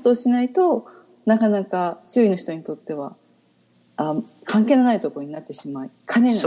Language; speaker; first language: Japanese; native; Japanese